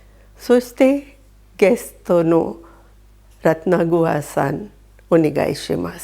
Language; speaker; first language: Japanese; non-native, fluent; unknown